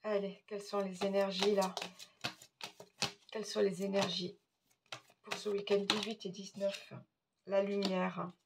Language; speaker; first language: French; native; French